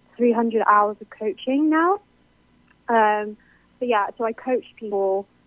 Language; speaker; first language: English; native; English